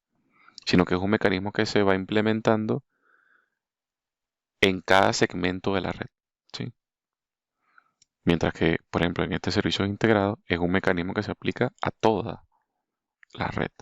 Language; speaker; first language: Spanish; native; Spanish